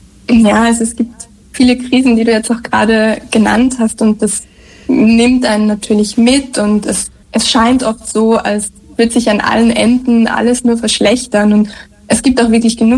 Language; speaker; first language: German; native; German